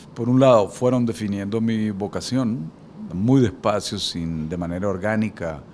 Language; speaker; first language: Spanish; native; Spanish